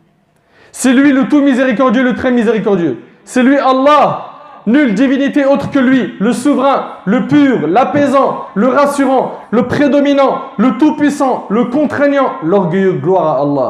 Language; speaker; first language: French; native; French